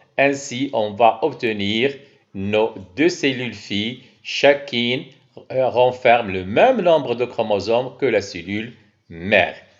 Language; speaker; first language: French; non-native, local second language; Arabic